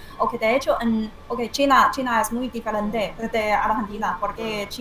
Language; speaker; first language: Spanish; non-native, fluent; Chinese